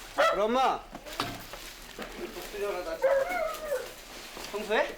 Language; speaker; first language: Korean; native; Korean